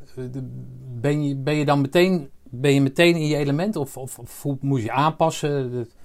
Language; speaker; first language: Dutch; early bilingual, other home language; Arabic